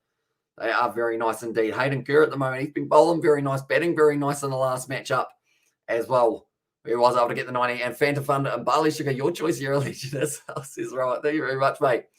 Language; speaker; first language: English; native; English